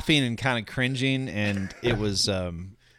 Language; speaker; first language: English; native; English